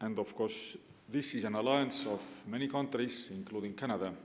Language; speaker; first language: English; non-native, fluent; Estonian